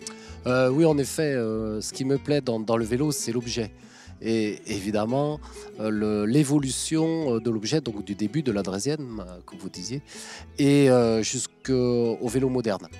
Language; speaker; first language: French; native; French